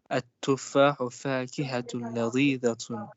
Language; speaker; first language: Arabic; non-native, learner; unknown